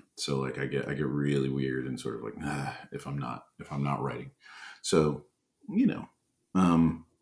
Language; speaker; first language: English; native; English